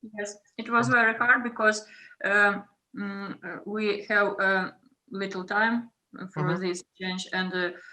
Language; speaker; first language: English; non-native, learner; Ukrainian